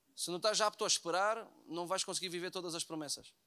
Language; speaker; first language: Portuguese; native; Portuguese